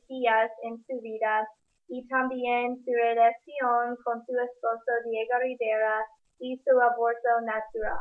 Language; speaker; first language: Spanish; non-native, learner; English